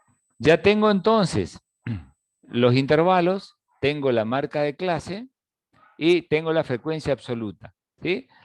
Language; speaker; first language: Spanish; native; Spanish